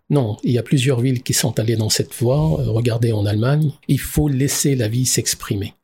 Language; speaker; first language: French; non-native, local second language; Arabic